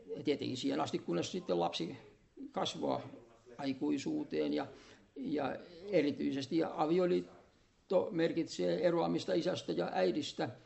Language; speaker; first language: Finnish; native; Finnish